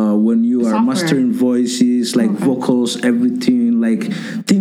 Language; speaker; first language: English; non-native, local second language; Somali